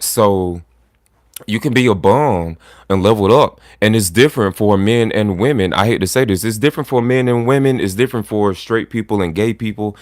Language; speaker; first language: English; native; English